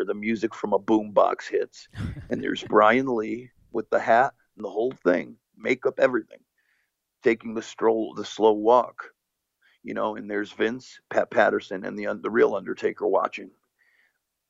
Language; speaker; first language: English; early bilingual, other home language; Portuguese